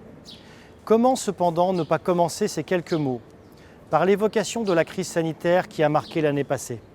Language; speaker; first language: French; native; French